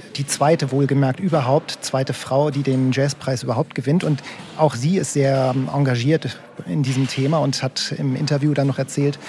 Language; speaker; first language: German; native; German